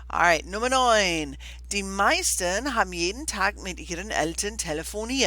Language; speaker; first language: German; non-native, fluent; English